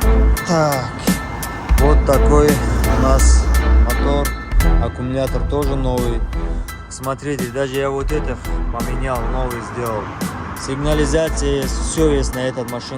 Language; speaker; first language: Russian; non-native, learner; Tajik